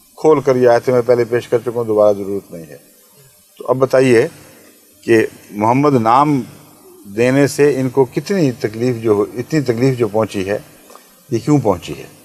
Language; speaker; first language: Urdu; non-native, local second language; Punjabi